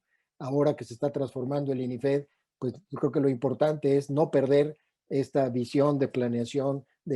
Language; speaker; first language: Spanish; native; Spanish